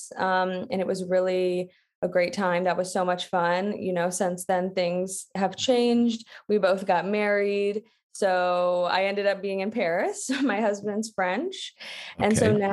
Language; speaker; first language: English; native; English